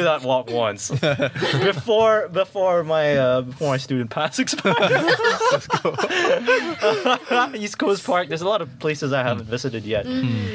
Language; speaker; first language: English; non-native, local second language; Filipino